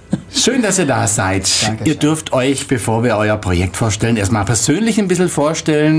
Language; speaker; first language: German; native; German